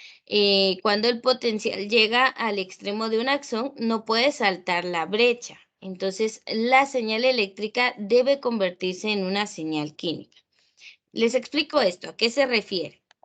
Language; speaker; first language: Spanish; native; Spanish